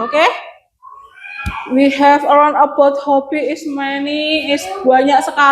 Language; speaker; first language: English; non-native, learner; Indonesian